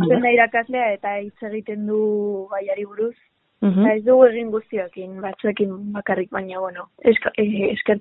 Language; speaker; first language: Basque; non-native, local second language; Spanish